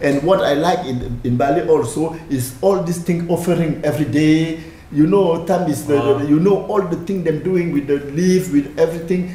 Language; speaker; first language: English; non-native, fluent; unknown